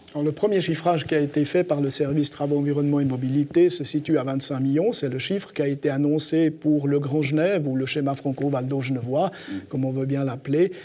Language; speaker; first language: French; native; French